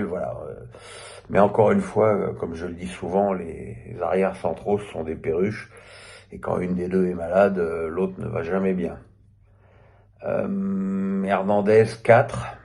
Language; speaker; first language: French; native; French